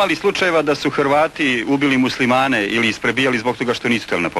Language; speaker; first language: Croatian; native; Croatian